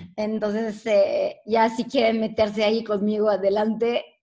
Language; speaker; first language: Spanish; native; Spanish